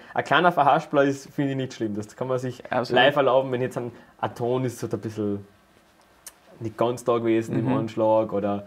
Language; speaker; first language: German; native; German